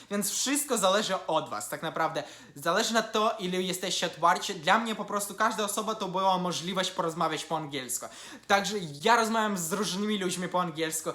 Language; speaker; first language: Polish; non-native, fluent; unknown